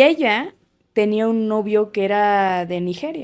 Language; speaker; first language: Spanish; native; Spanish